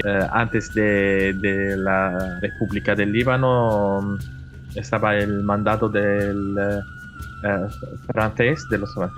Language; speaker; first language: Spanish; non-native, fluent; Arabic